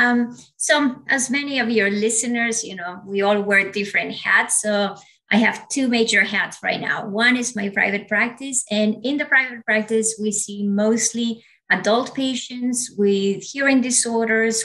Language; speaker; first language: English; non-native, fluent; Spanish